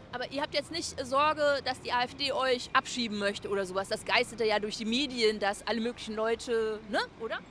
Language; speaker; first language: German; native; German